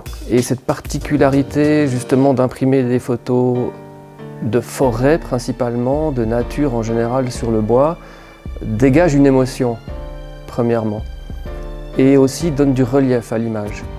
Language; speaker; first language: French; native; French